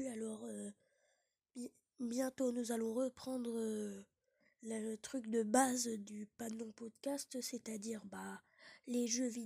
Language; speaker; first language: French; native; French